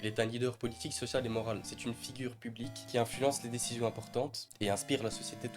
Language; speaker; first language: French; native; French